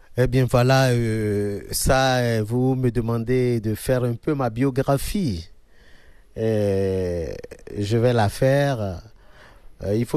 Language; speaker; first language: French; non-native, local second language; Fon